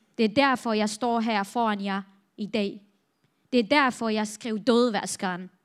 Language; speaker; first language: Danish; non-native, fluent; Central Kurdish